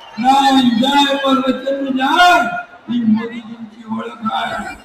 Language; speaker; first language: Hindi; non-native, local second language; Marathi